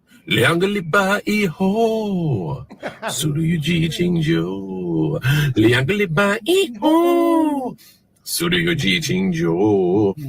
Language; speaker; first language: Chinese; non-native, learner; English